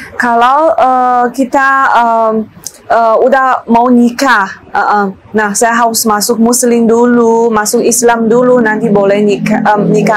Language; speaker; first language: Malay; non-native, learner; Chinese